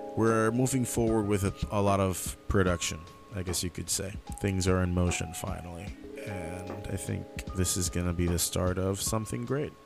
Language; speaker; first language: English; early bilingual, other home language; Spanish